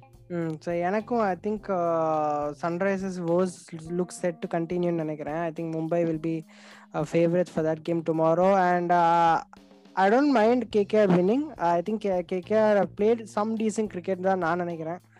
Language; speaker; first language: English; non-native, local second language; Tamil